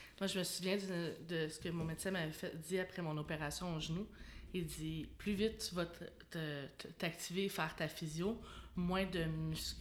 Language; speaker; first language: French; native; French